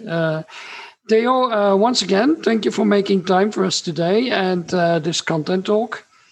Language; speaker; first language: English; non-native, fluent; Dutch